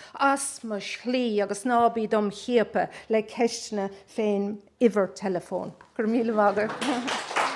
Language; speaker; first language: Irish; native; Irish